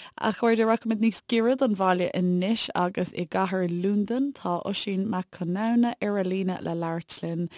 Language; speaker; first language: Irish; native; Irish